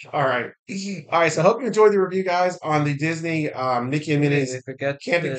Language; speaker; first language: English; native; English